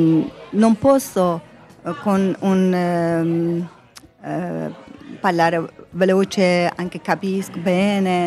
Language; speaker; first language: Italian; non-native, learner; Persian